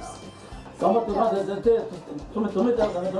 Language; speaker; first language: Japanese; native; Japanese